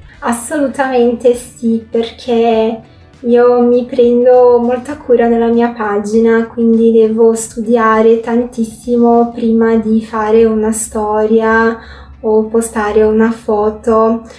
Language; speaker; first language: Italian; non-native, fluent; Portuguese